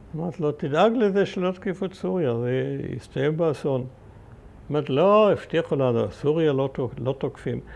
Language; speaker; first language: Hebrew; early bilingual, other home language; German